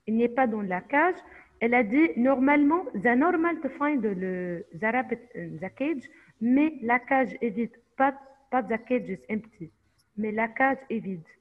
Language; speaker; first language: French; non-native, fluent; Arabic